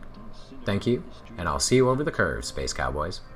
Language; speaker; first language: English; native; English